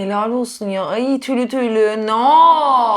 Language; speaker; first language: Turkish; native; Turkish